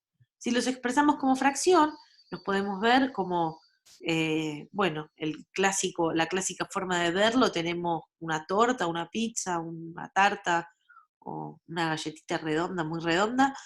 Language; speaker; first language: Spanish; native; Spanish